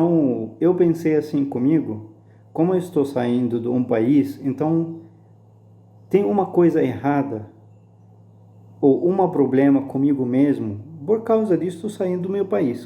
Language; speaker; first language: Portuguese; non-native, fluent; Arabic